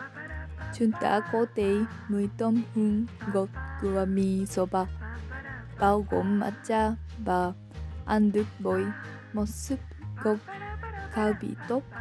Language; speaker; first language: Vietnamese; non-native, learner; Japanese